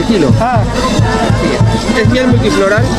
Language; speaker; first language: Spanish; native; Spanish